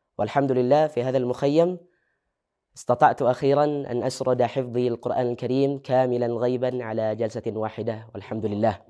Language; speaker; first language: Arabic; non-native, learner; Indonesian